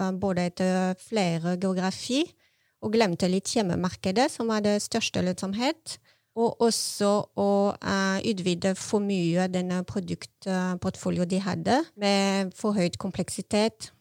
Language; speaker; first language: Norwegian; non-native, fluent; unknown